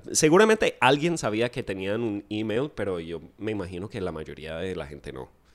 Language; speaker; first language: Spanish; non-native, fluent; English